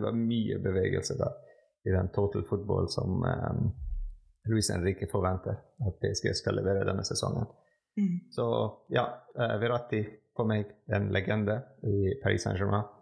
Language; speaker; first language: Norwegian; non-native, fluent; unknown